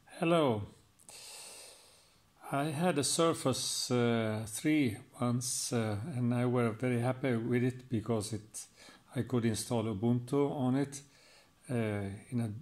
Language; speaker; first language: English; non-native, fluent; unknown